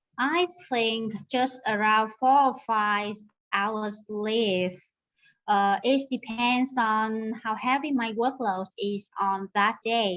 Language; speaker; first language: English; non-native, learner; Vietnamese